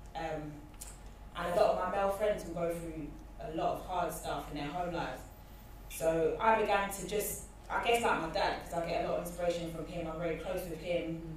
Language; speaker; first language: English; native; English